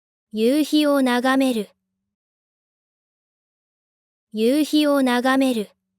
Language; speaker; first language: Japanese; native; Japanese